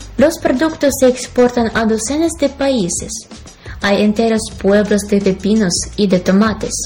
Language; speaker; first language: Spanish; non-native, fluent; Ukrainian